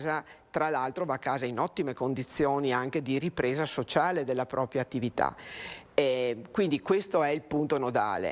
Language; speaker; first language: Italian; native; Italian